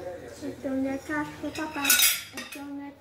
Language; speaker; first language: Dutch; early bilingual, other home language; Indonesian